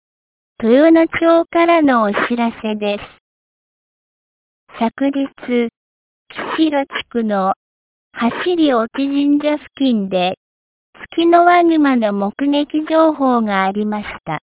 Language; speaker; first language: Japanese; native; Japanese